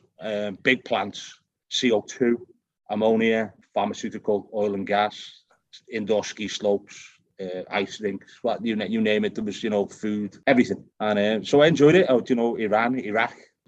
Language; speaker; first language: English; native; English